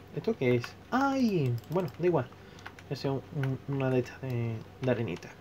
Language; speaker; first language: Spanish; native; Spanish